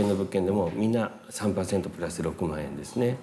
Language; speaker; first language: Japanese; native; Japanese